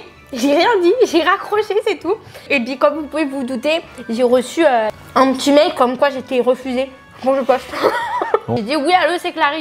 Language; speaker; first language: French; native; French